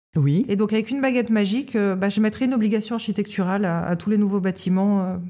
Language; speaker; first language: French; native; French